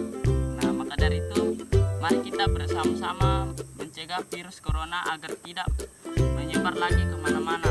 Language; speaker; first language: Indonesian; native; Indonesian